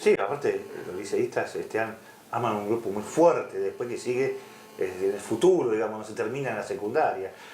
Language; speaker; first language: Spanish; native; Spanish